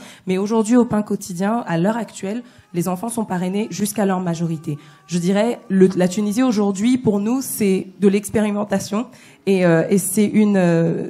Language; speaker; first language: French; native; French